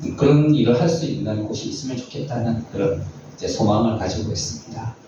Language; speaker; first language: Korean; native; Korean